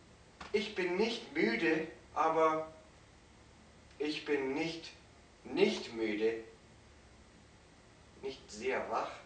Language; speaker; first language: German; non-native, fluent; English